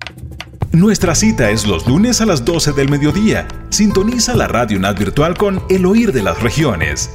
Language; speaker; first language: Spanish; native; Spanish